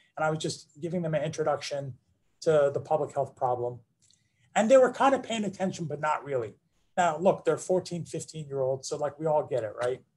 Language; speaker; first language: English; native; English